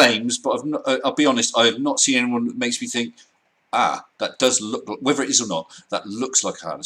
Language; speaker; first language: English; native; English